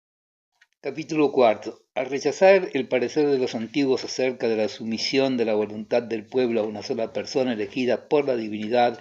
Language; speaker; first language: Spanish; native; Spanish